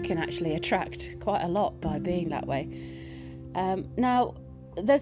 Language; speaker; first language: English; native; English